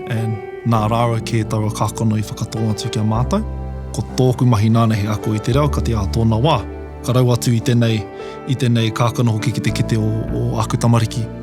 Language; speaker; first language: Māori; native; Māori